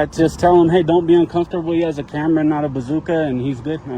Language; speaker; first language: English; native; English